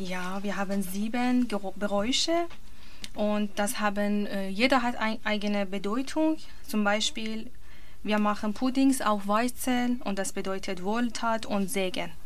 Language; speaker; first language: German; non-native, learner; Persian